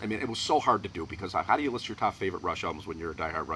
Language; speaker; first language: English; native; English